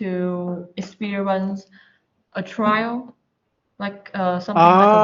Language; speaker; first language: English; non-native, learner; Vietnamese